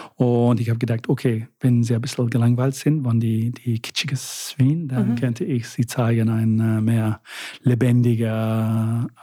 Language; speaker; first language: German; non-native, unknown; English